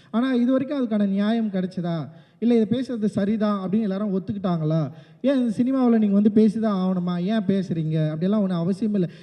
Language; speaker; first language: Tamil; native; Tamil